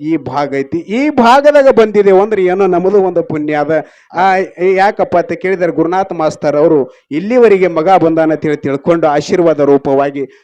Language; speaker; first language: Kannada; native; Kannada